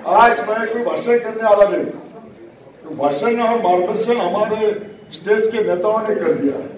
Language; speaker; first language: Hindi; non-native, local second language; Marathi